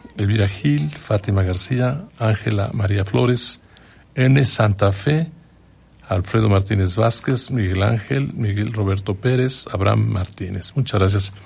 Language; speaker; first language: Spanish; native; Spanish